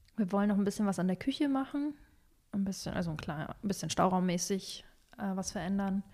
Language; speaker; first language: German; early bilingual, other home language; Russian